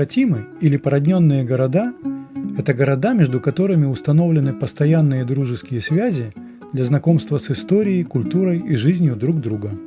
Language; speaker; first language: Russian; native; Russian